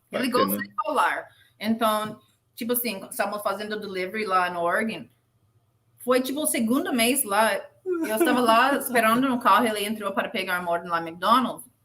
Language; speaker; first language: Portuguese; non-native, learner; English